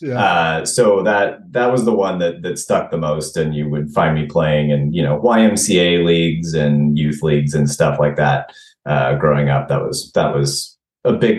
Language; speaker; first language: English; native; English